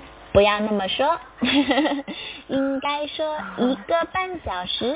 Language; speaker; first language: Chinese; native; Chinese